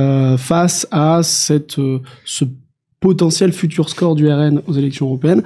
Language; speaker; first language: French; native; French